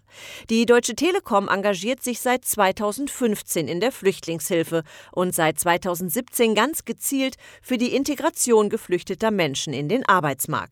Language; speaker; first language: German; native; German